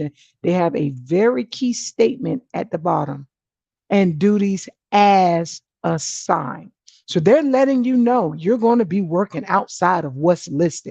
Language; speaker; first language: English; native; English